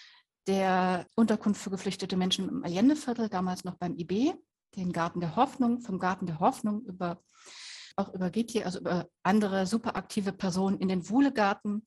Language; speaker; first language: German; native; German